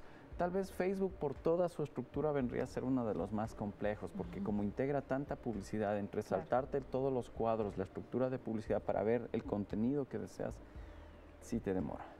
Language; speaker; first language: Spanish; native; Spanish